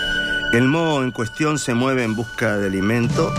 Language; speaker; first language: Spanish; native; Spanish